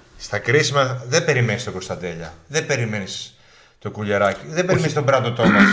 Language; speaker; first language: Greek; native; Greek